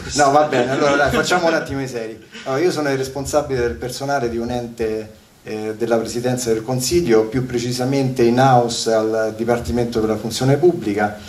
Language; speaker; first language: Italian; native; Italian